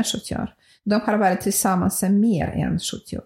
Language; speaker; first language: Swedish; non-native, fluent; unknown